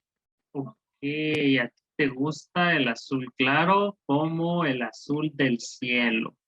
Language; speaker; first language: Spanish; non-native, learner; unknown